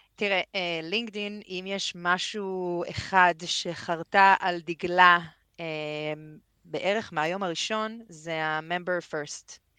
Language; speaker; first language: Hebrew; native; Hebrew